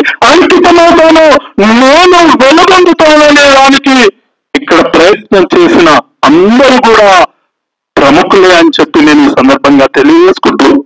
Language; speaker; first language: Telugu; native; Telugu